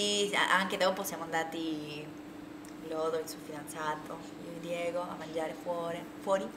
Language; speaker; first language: Italian; non-native, learner; Spanish